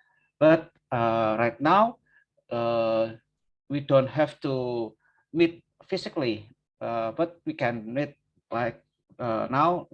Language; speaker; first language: English; non-native, learner; Indonesian